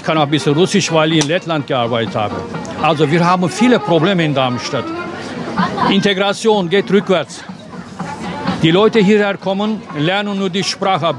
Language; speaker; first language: German; non-native, fluent; Turkish